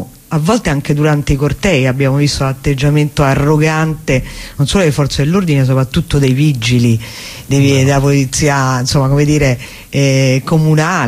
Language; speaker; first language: Italian; native; Italian